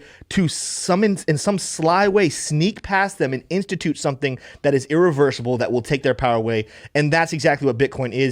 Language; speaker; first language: English; native; English